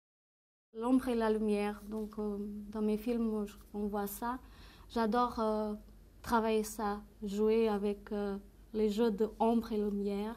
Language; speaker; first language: French; non-native, fluent; Portuguese